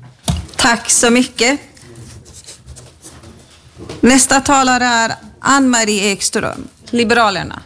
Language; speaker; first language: Swedish; native; Swedish